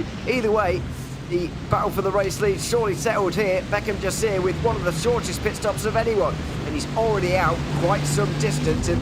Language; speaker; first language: English; native; English